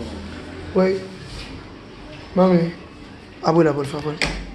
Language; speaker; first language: Spanish; non-native, learner; Haitian Creole